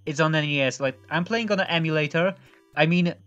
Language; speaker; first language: English; non-native, fluent; Polish